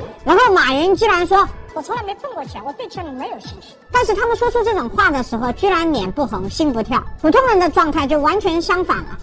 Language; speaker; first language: Chinese; native; Chinese